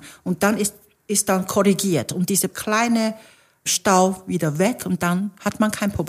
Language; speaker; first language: German; non-native, fluent; Chinese